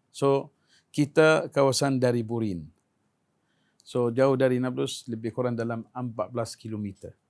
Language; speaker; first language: Malay; non-native, fluent; Arabic